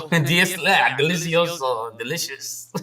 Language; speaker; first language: Spanish; non-native, learner; English